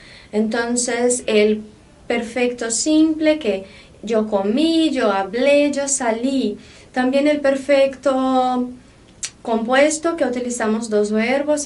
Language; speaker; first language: Spanish; non-native, fluent; Portuguese